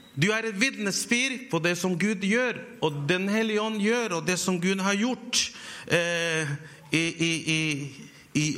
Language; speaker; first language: Norwegian; non-native, fluent; Spanish